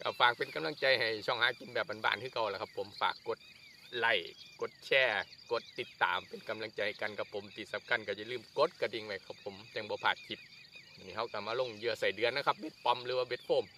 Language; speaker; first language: Thai; non-native, local second language; Northeastern Thai